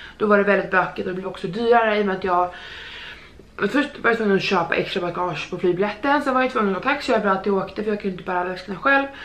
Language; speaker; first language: Swedish; native; Swedish